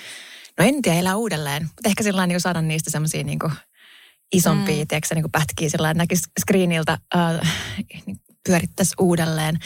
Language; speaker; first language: Finnish; native; Finnish